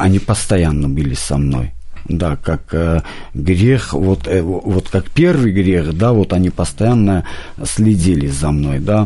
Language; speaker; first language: Russian; non-native, local second language; Armenian